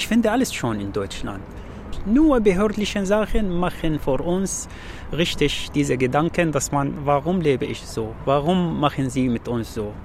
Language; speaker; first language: German; non-native, fluent; Arabic